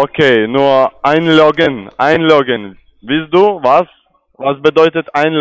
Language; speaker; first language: German; non-native, learner; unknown